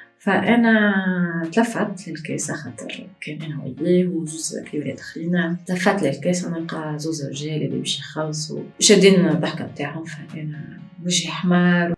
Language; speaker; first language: Arabic; native; Arabic